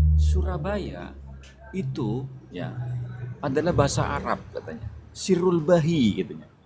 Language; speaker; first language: Indonesian; non-native, local second language; Madurese